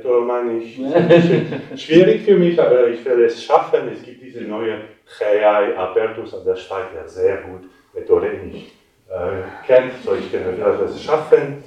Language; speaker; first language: German; non-native, local second language; Italian